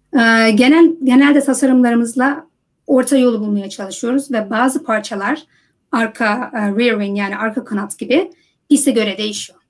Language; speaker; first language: Turkish; early bilingual, heritage; Turkish